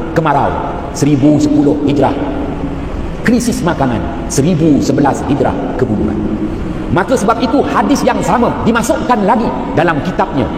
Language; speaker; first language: Malay; native; Malay